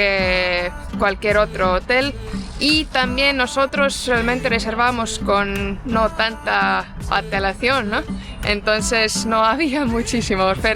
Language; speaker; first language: Spanish; non-native, fluent; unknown